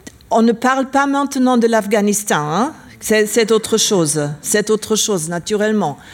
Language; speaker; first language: French; non-native, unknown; German